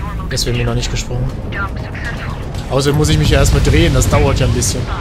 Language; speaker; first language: German; native; German